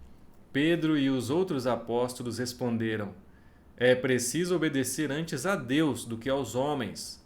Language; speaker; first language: Portuguese; native; Portuguese